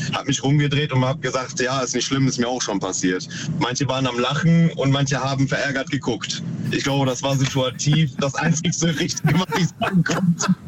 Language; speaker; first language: German; native; German